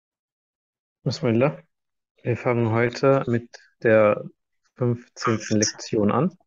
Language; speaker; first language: German; non-native, fluent; Arabic